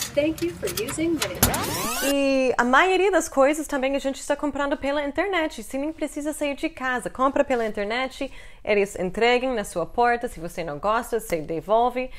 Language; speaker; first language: Portuguese; non-native, fluent; English